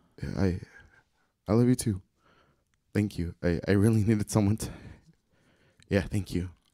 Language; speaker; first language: English; early bilingual, other home language; Spanish